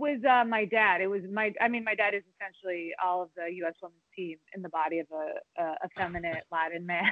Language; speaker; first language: English; native; English